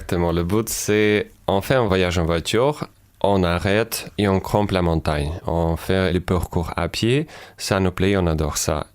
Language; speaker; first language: French; non-native, fluent; Ukrainian